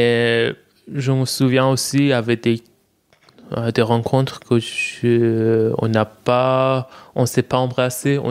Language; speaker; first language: French; non-native, fluent; Persian